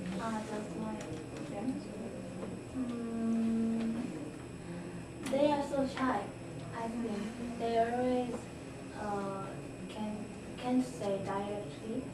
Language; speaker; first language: English; non-native, learner; Japanese